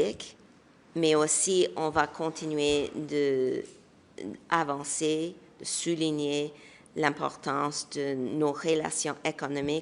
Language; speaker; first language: French; non-native, local second language; English